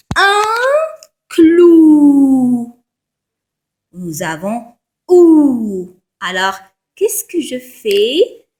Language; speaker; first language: French; non-native, local second language; Arabic